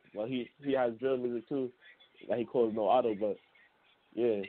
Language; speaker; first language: English; native; English